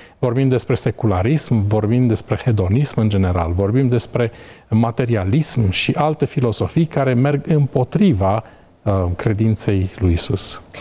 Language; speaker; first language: Romanian; native; Romanian